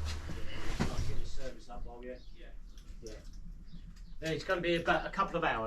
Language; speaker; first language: English; native; English